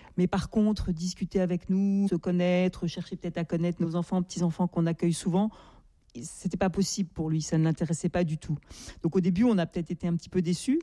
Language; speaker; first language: French; native; French